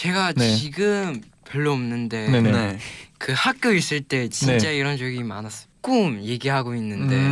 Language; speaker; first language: Korean; non-native, learner; Chinese